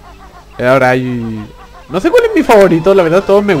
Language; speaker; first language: Spanish; native; Spanish